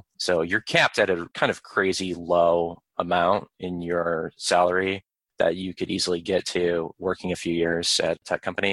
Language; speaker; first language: English; native; English